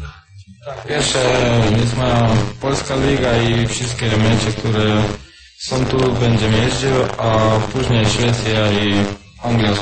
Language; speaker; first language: Polish; non-native, learner; Croatian